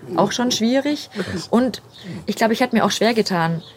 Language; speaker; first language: German; native; German